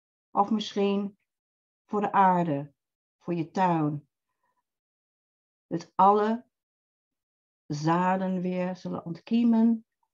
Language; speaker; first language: Dutch; non-native, fluent; English